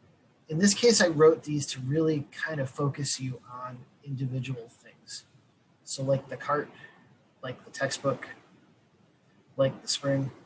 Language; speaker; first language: English; native; English